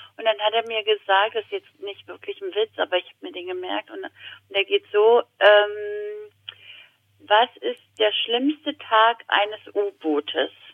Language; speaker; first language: German; early bilingual, other home language; Italian